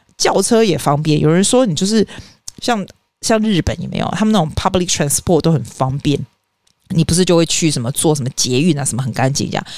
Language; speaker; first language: Chinese; native; Chinese